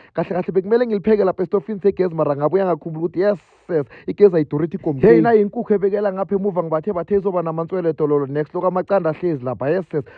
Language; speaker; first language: Zulu; native; Zulu